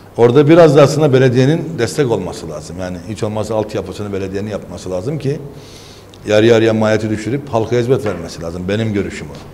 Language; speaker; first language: Turkish; native; Turkish